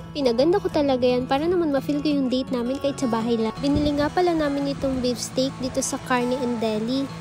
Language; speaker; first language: Filipino; non-native, local second language; Cebuano